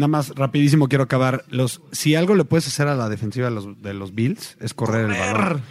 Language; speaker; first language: Spanish; native; Spanish